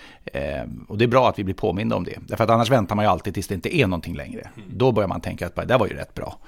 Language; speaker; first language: Swedish; native; Swedish